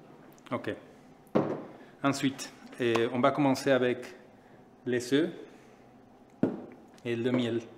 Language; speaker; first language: French; non-native, fluent; Spanish